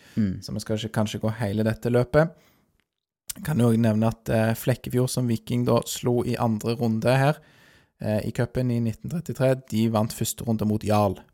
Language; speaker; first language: Norwegian; native; Norwegian